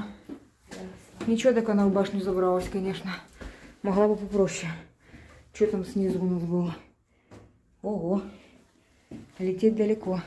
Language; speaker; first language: Russian; native; Russian